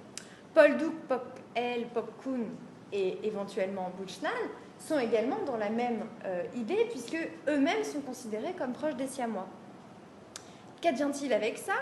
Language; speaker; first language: French; native; French